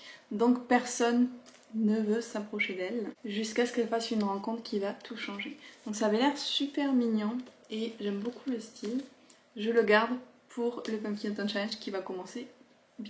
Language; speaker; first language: French; native; French